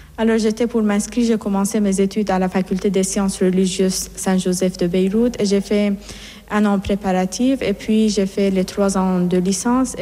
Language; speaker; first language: French; non-native, fluent; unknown